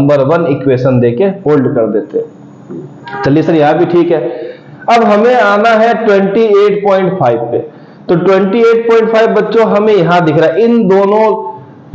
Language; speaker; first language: Hindi; native; Hindi